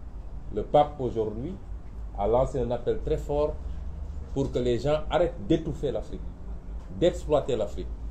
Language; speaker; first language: French; non-native, local second language; Wolof